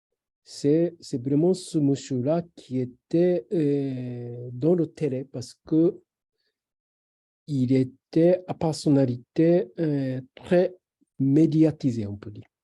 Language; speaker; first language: French; non-native, fluent; Japanese